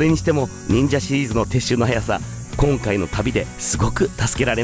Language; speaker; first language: Japanese; native; Japanese